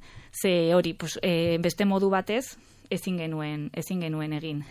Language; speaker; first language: Basque; non-native, local second language; Spanish